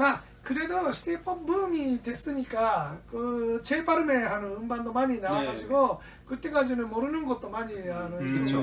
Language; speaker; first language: Korean; non-native, learner; Japanese